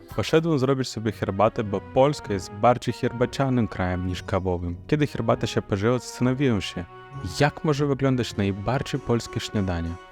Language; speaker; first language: Polish; non-native, fluent; Romanian